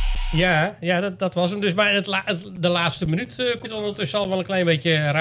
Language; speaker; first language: Dutch; native; Dutch